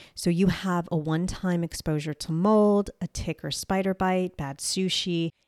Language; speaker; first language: English; native; English